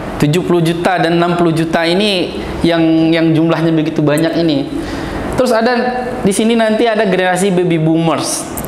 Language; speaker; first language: Indonesian; native; Indonesian